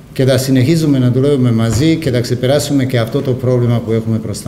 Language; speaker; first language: Greek; non-native, fluent; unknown